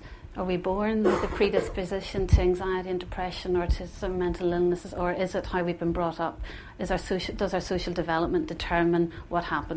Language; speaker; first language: English; native; English